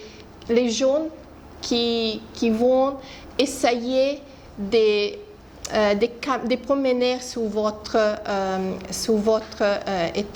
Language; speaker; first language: French; non-native, fluent; Italian